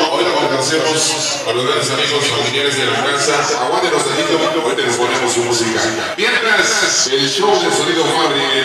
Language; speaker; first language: Spanish; native; Spanish